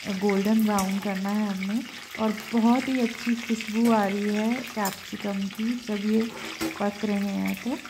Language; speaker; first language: Hindi; native; Hindi